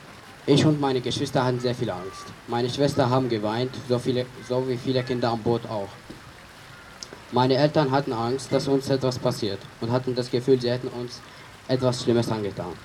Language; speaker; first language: German; early bilingual, other home language; Arabic